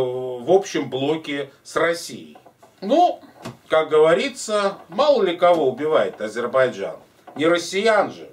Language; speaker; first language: Russian; native; Russian